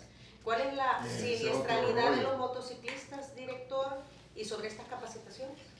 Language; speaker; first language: Spanish; native; Spanish